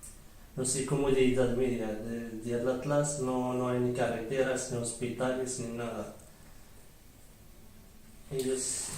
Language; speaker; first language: Spanish; early bilingual, other home language; Arabic